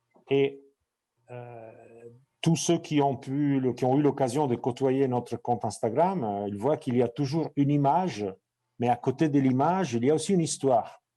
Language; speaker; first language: French; non-native, fluent; Italian